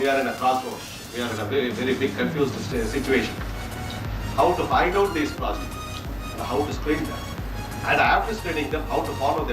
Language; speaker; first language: English; non-native, local second language; Tamil